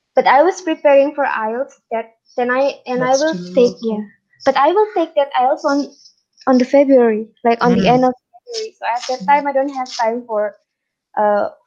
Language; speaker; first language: English; non-native, fluent; Indonesian